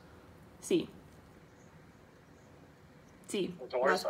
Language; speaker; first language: Spanish; non-native, learner; English